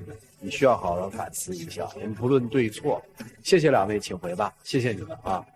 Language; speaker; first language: Chinese; native; Chinese